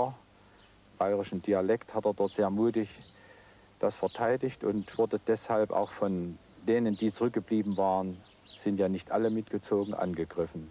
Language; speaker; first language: German; native; German